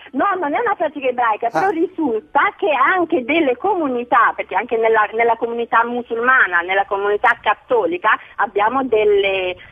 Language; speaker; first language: Italian; native; Italian